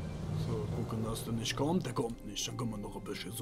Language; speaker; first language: German; native; German